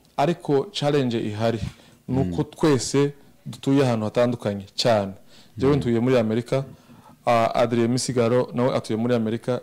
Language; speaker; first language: Kinyarwanda; native; Kinyarwanda